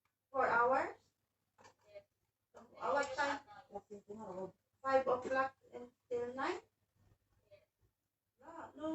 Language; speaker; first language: English; non-native, learner; Filipino